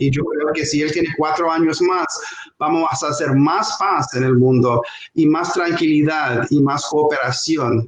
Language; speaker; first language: Spanish; non-native, fluent; English